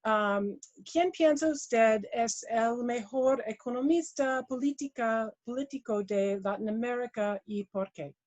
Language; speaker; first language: Spanish; non-native, learner; English